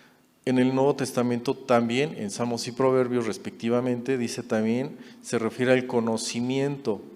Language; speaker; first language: Spanish; native; Spanish